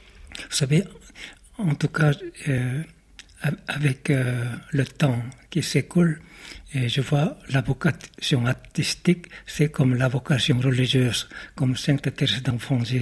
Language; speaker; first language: French; non-native, fluent; Korean